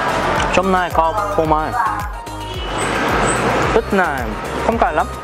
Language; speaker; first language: Vietnamese; non-native, learner; Korean